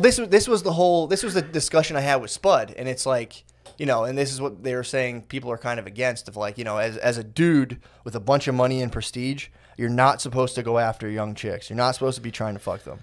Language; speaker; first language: English; native; English